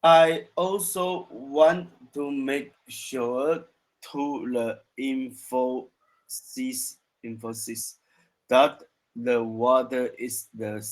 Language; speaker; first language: English; non-native, learner; Chinese